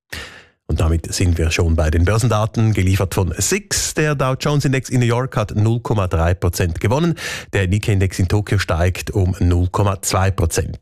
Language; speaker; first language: German; native; German